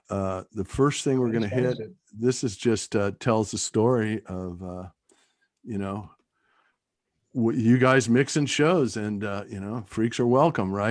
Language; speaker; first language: English; native; English